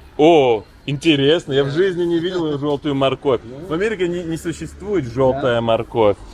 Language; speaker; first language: Russian; non-native, fluent; English